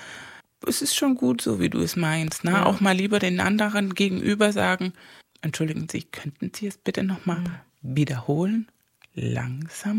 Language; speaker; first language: German; non-native, fluent; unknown